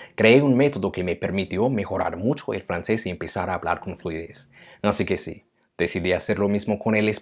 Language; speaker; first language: Spanish; non-native, learner; English